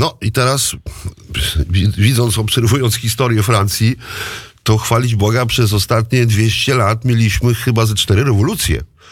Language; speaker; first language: Polish; native; Polish